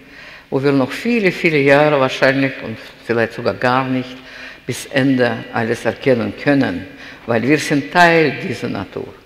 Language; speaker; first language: German; non-native, fluent; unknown